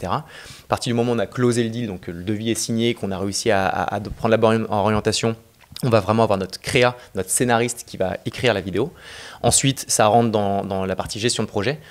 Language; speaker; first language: French; native; French